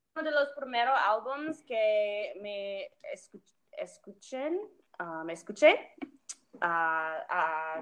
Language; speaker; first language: Spanish; non-native, learner; English